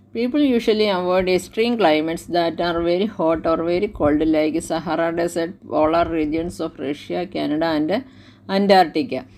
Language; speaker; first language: English; non-native, local second language; Malayalam